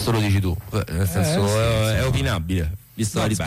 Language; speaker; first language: Italian; native; Italian